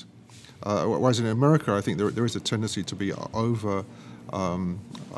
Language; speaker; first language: English; native; English